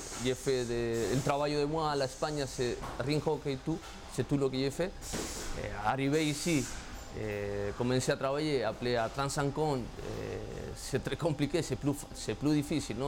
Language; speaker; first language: French; non-native, learner; Spanish